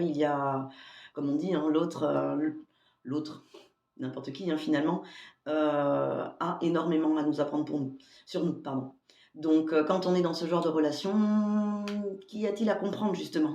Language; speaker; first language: French; native; French